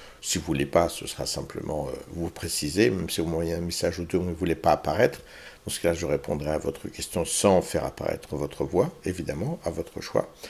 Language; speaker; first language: French; early bilingual, heritage; French